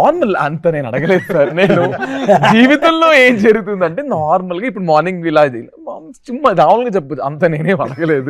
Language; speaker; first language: Telugu; native; Telugu